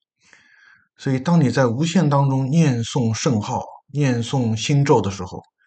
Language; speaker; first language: Chinese; native; Chinese